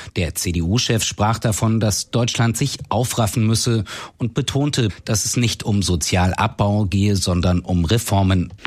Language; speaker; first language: German; native; German